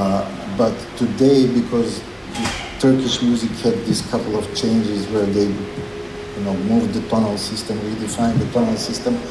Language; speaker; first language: English; non-native, fluent; Macedonian